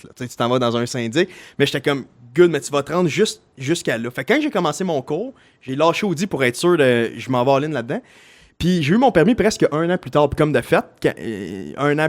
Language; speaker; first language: French; native; French